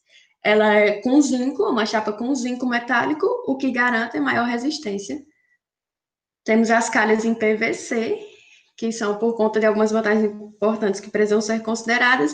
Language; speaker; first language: Portuguese; native; Portuguese